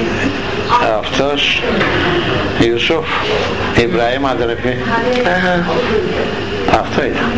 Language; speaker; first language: Greek; non-native, local second language; Turkish